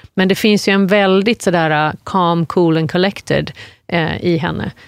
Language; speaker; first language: Swedish; non-native, fluent; English